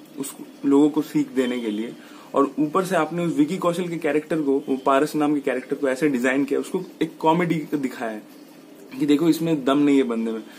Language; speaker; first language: Hindi; non-native, local second language; Bangla